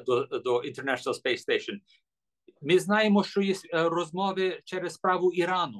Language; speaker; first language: Ukrainian; early bilingual, heritage; English